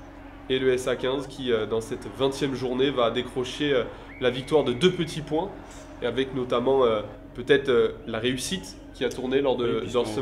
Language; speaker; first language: French; native; French